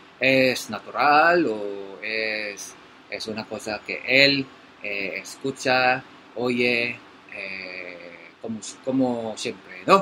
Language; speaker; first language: Spanish; non-native, learner; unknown